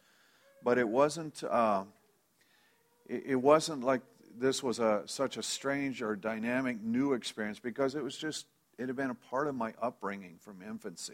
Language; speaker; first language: English; native; English